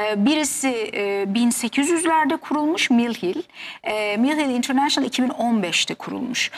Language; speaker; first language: Turkish; native; Turkish